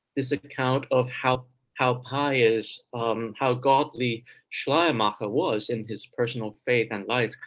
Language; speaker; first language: English; early bilingual, other home language; Chinese